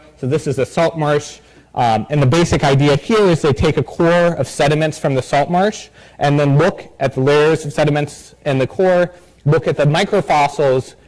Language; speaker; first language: English; native; English